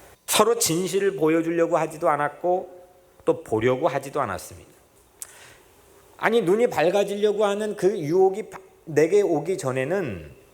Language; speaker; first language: Korean; native; Korean